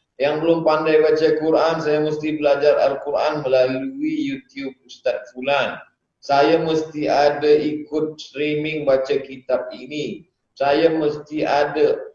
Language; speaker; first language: Malay; native; Malay